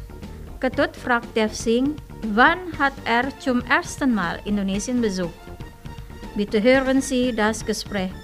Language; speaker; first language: German; non-native, fluent; Indonesian